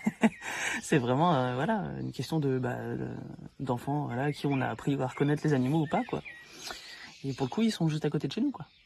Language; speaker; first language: French; native; French